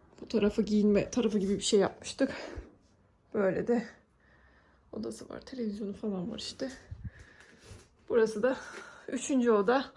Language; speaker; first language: Turkish; early bilingual, other home language; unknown